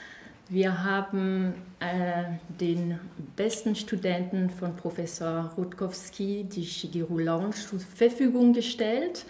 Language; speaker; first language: German; non-native, fluent; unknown